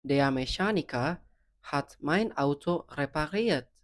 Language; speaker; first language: German; non-native, fluent; Indonesian